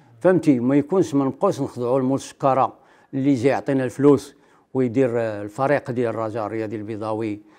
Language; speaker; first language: Arabic; native; Arabic